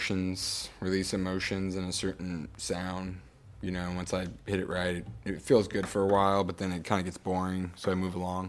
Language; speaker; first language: English; native; English